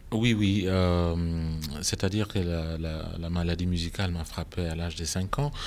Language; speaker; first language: French; non-native, fluent; Acoli